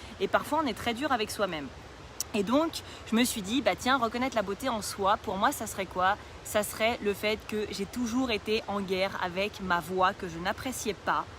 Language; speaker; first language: French; native; French